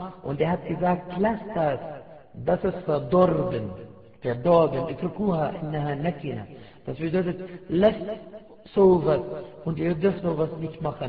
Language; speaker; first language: German; non-native, fluent; Arabic